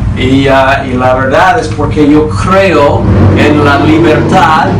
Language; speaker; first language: Spanish; non-native, fluent; English